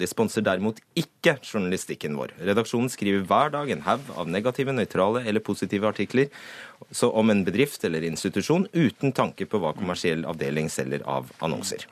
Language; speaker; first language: Norwegian; native; Norwegian